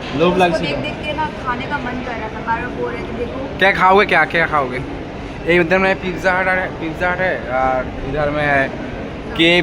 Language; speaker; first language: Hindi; non-native, local second language; Bangla